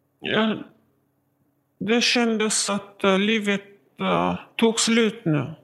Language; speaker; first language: Swedish; non-native, learner; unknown